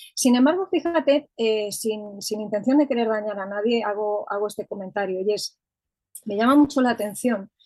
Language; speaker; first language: Spanish; native; Spanish